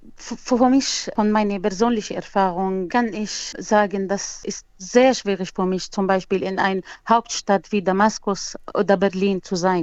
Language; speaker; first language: German; non-native, learner; Arabic